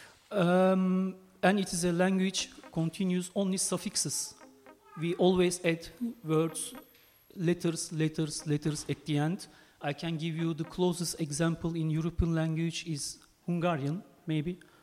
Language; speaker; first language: English; non-native, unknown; Turkish